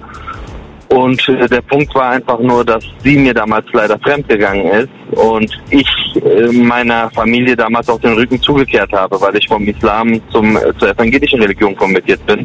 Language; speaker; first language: German; early bilingual, other home language; Kurdish